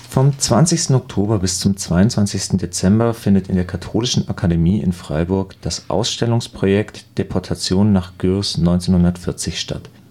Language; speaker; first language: German; native; German